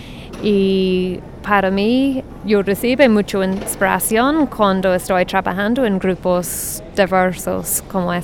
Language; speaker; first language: Spanish; non-native, fluent; English